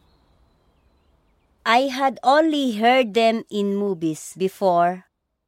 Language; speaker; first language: English; non-native, local second language; Cebuano